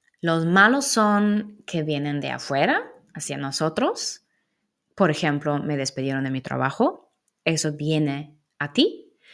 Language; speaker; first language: Spanish; non-native, fluent; German